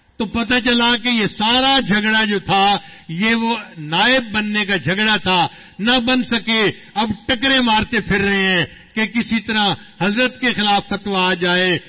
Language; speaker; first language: Urdu; non-native, local second language; Punjabi